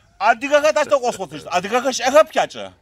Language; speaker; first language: Turkish; non-native, local second language; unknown